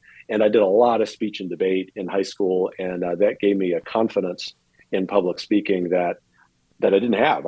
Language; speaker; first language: English; native; English